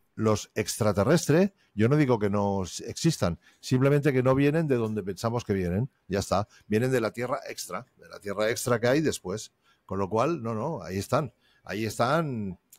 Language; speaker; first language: Spanish; native; Spanish